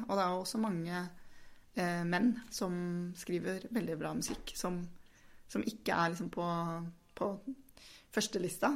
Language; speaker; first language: Norwegian; native; Norwegian